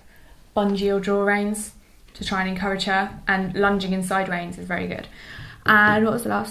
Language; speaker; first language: English; native; English